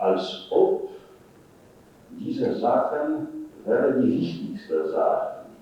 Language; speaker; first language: German; non-native, fluent; Polish